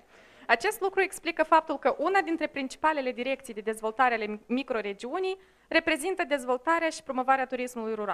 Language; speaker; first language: Romanian; native; Romanian